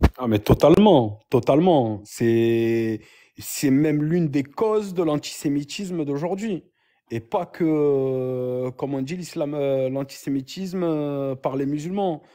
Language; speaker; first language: French; early bilingual, other home language; Arabic